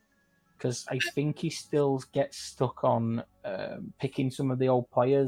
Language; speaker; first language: English; native; English